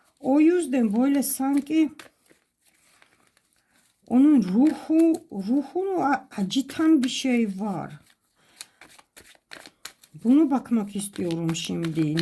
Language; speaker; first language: Turkish; non-native, fluent; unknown